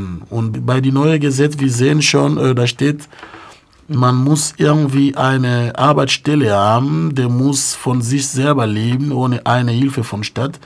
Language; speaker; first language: German; non-native, fluent; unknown